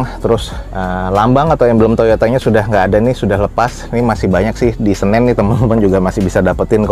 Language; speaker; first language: Indonesian; native; Indonesian